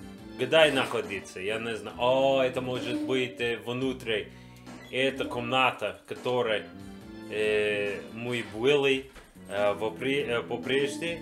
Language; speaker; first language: Russian; non-native, learner; English